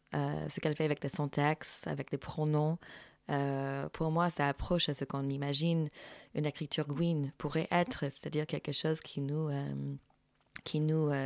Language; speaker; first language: French; non-native, fluent; English